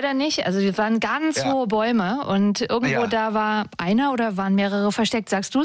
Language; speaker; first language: German; native; German